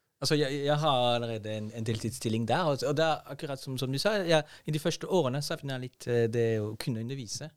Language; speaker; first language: Norwegian; non-native, fluent; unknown